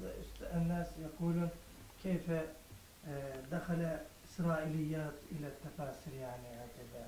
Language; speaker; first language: Arabic; non-native, learner; Turkish